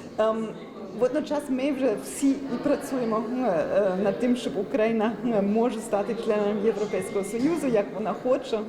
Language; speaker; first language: Ukrainian; non-native, fluent; German